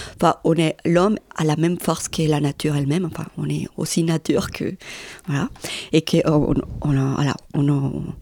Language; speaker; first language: French; non-native, fluent; Spanish